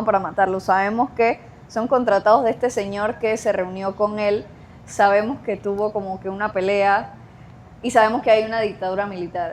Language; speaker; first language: Spanish; native; Spanish